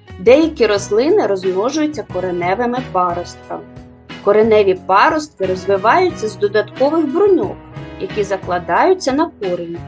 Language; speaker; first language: Ukrainian; native; Ukrainian